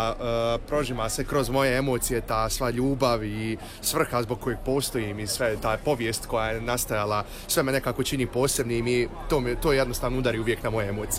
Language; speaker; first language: Serbian; native; Serbian